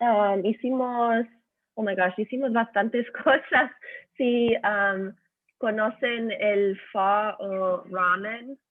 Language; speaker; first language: Spanish; early bilingual, heritage; Spanish